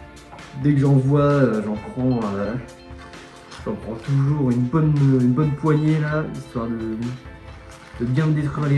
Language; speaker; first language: French; native; French